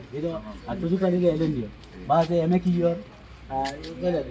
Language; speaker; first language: Turkish; non-native, learner; Bangla